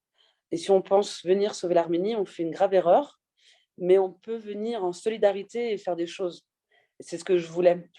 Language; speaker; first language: French; early bilingual, other home language; Persian